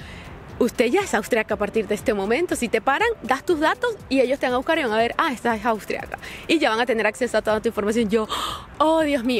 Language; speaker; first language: Spanish; native; Spanish